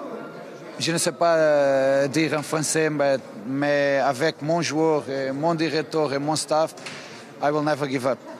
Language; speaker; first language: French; non-native, fluent; Portuguese